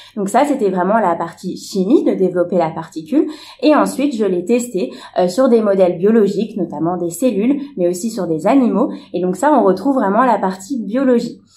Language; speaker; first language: French; native; French